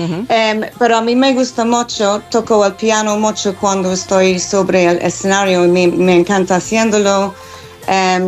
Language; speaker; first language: Spanish; non-native, fluent; English